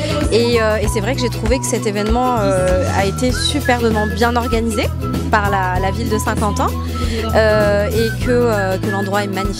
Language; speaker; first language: French; native; French